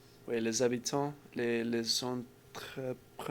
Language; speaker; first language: French; non-native, learner; English